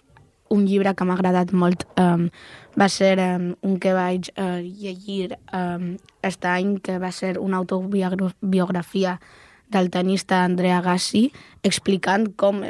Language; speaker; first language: Catalan; non-native, local second language; Spanish